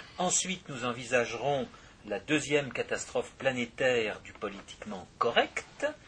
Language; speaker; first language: French; native; French